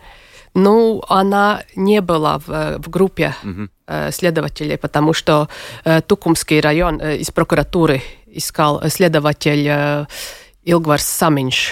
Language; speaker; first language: Russian; non-native, local second language; Latvian